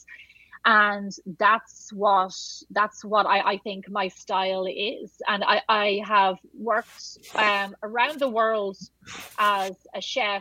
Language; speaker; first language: English; native; English